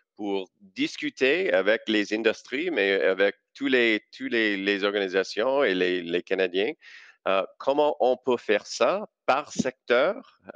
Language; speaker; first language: French; non-native, local second language; English